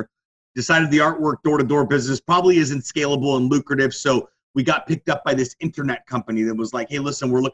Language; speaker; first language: English; native; English